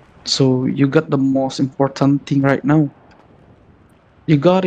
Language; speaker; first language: English; non-native, learner; Indonesian